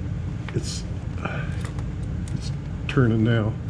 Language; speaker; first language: English; native; English